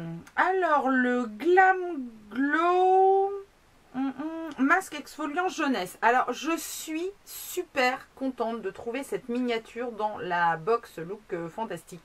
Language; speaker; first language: French; native; French